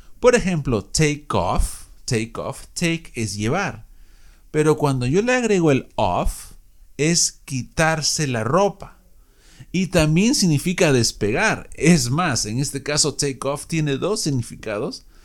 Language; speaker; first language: Spanish; native; Spanish